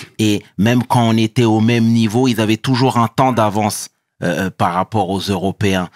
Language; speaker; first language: French; native; French